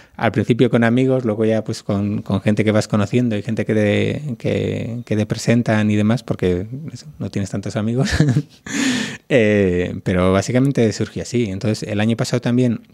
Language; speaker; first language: Spanish; native; Spanish